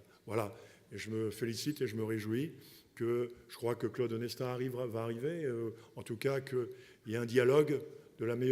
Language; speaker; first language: French; native; French